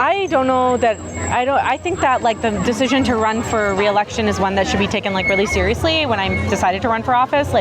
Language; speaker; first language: English; early bilingual, other home language; Urdu